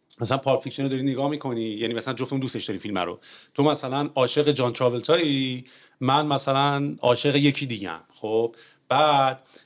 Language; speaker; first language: Persian; native; Persian